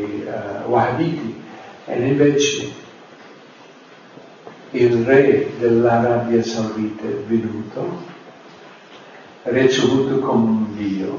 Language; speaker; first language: Italian; non-native, fluent; English